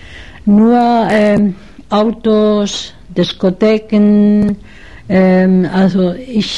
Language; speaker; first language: German; non-native, fluent; Spanish